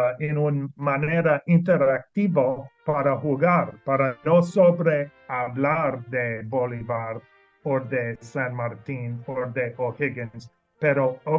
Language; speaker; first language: Spanish; non-native, learner; English